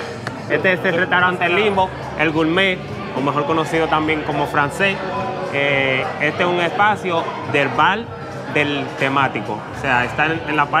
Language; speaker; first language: Spanish; native; Spanish